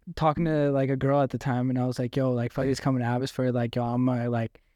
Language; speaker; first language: English; native; English